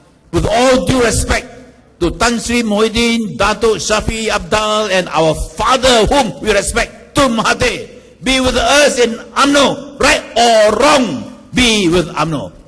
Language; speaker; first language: English; non-native, local second language; Chinese